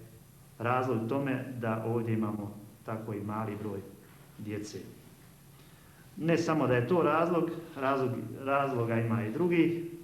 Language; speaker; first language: Bosnian; native; Bosnian